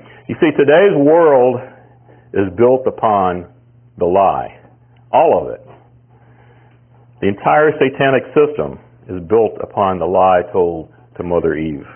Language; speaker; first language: English; native; English